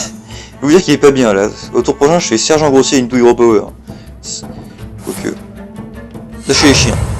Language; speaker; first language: French; native; French